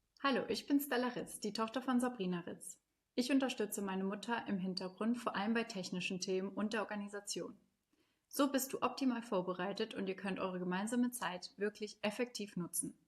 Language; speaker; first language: German; native; German